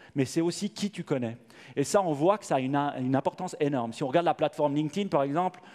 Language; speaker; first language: French; native; French